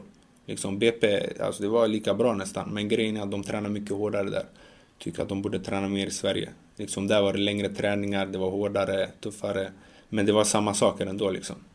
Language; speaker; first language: Swedish; early bilingual, other home language; Macedonian